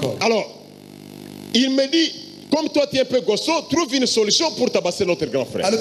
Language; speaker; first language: French; non-native, local second language; Lingala